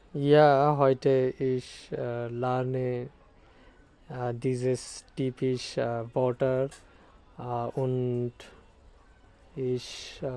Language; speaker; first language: German; non-native, learner; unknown